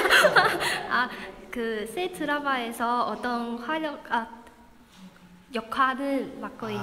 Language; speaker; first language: Korean; non-native, learner; Chinese